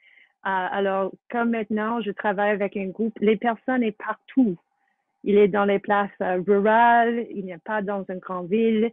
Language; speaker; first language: French; non-native, fluent; English